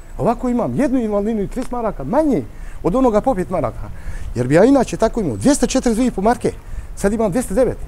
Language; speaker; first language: Serbian; native; Serbian